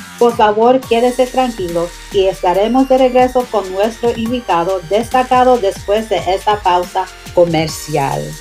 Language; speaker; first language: Spanish; non-native, learner; English